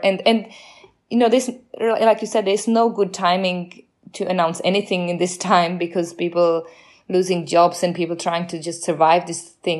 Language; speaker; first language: English; non-native, fluent; Czech